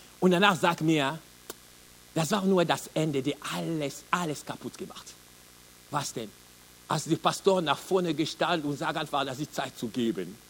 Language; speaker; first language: German; non-native, learner; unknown